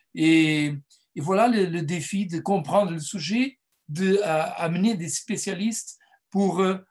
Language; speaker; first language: French; non-native, fluent; Portuguese